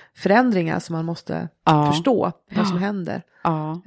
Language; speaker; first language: Swedish; native; Swedish